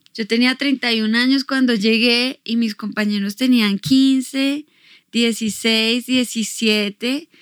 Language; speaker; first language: Spanish; native; Spanish